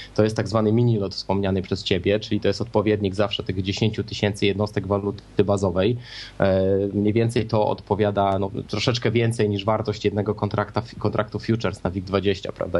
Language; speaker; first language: Polish; native; Polish